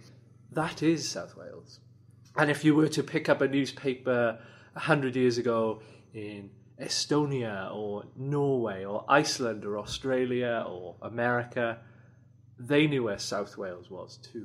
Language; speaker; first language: English; native; English